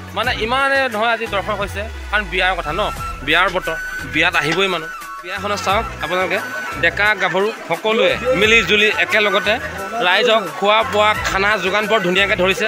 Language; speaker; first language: Assamese; non-native, local second language; Mising